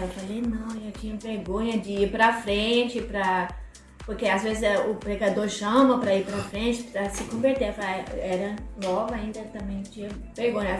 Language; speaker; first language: Portuguese; non-native, fluent; German